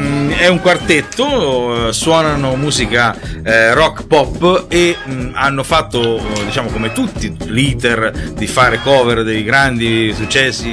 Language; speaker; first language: Italian; native; Italian